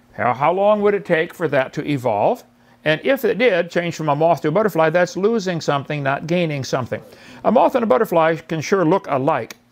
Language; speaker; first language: English; native; English